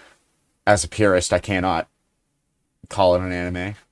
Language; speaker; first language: English; native; English